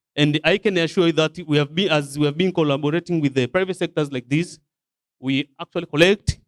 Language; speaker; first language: English; non-native, local second language; Swahili